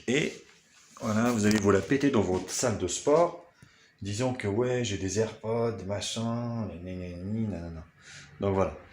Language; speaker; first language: French; native; French